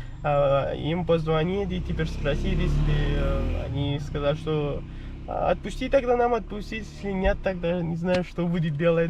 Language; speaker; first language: Russian; non-native, learner; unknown